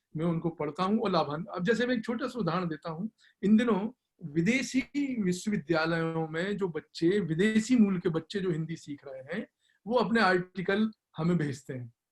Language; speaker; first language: Hindi; native; Hindi